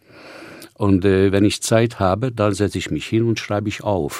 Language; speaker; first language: German; non-native, fluent; Hungarian